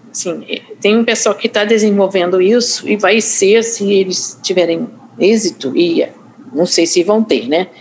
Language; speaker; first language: Portuguese; non-native, fluent; English